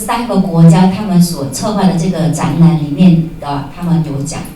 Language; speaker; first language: Chinese; native; Chinese